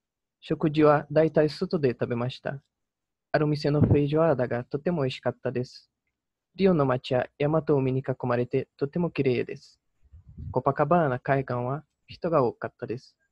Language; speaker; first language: Japanese; non-native, learner; Portuguese